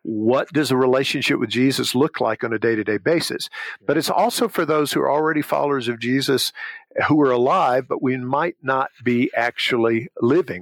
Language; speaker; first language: English; native; English